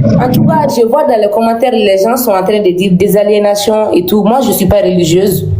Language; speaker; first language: French; non-native, local second language; Bambara